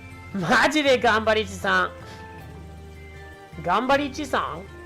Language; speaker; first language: Japanese; native; Japanese